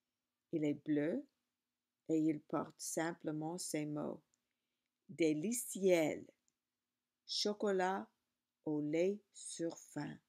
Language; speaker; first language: French; non-native, learner; English